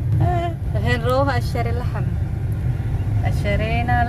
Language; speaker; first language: Arabic; non-native, learner; Indonesian